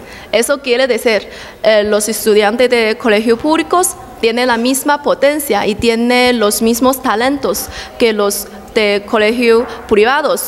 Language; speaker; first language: Spanish; non-native, fluent; Chinese